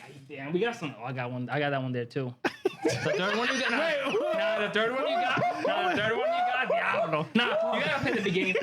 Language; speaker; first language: English; early bilingual, other home language; Spanish